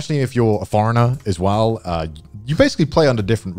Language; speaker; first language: English; native; English